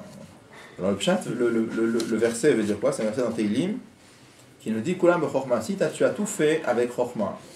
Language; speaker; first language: French; native; French